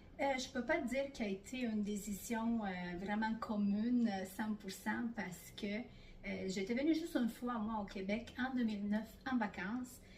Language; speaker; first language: French; non-native, fluent; Italian